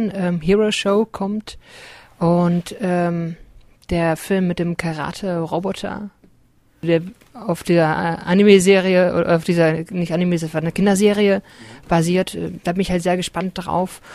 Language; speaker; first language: German; native; German